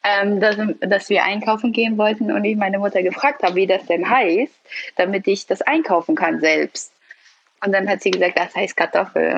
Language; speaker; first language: German; early bilingual, other home language; Persian